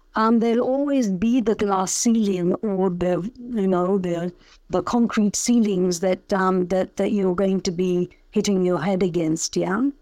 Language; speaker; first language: English; early bilingual, other home language; Punjabi